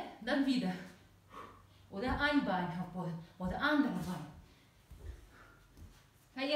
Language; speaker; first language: German; non-native, learner; Russian